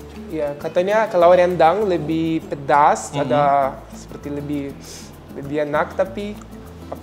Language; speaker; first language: Indonesian; non-native, fluent; Portuguese